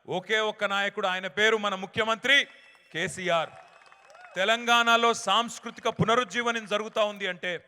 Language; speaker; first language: Telugu; native; Telugu